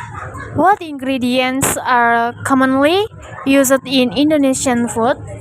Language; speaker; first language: English; non-native, learner; Indonesian